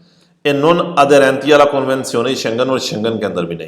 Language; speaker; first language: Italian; non-native, fluent; Urdu